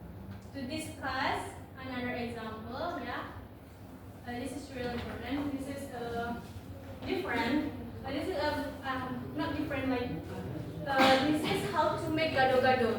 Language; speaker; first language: English; non-native, learner; Indonesian